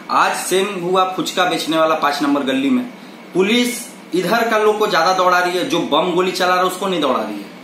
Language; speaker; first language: Hindi; native; Hindi